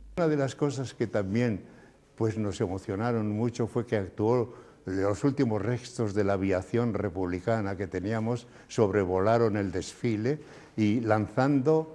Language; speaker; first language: Spanish; native; Spanish